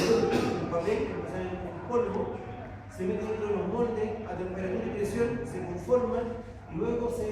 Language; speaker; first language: Spanish; native; Spanish